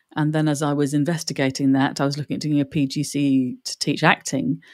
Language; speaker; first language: English; native; English